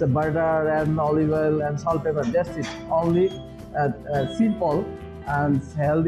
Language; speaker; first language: English; non-native, local second language; Bangla